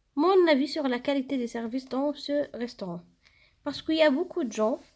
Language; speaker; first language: French; non-native, local second language; Arabic